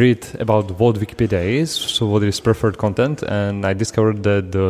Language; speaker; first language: English; non-native, fluent; Slovak